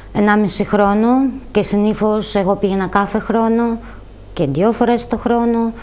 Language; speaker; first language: Greek; non-native, fluent; Ukrainian